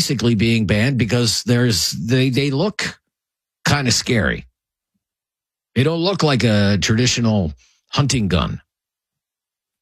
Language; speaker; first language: English; native; English